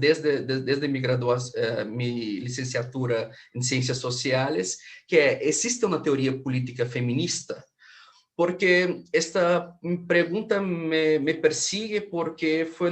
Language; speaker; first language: Spanish; non-native, fluent; Portuguese